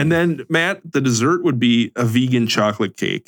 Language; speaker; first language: English; native; English